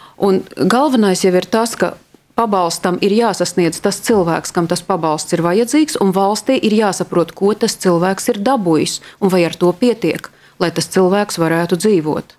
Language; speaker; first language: Latvian; native; Latvian